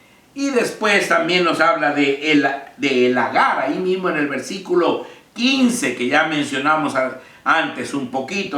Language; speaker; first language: Spanish; native; Spanish